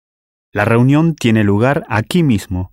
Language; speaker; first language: Spanish; non-native, learner; English